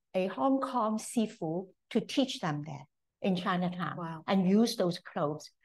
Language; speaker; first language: English; non-native, local second language; Cantonese